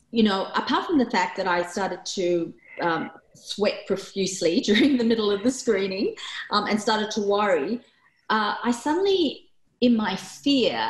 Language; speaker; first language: English; early bilingual, other home language; Korean